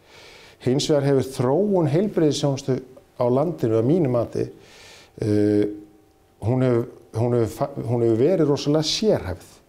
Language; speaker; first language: Icelandic; native; Icelandic